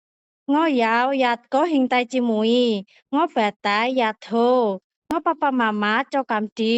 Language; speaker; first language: Cantonese; non-native, learner; Indonesian